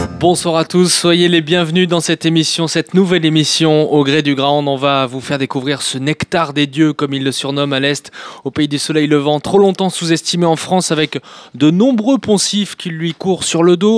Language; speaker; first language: French; native; French